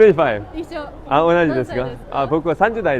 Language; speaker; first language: Japanese; non-native, learner; Korean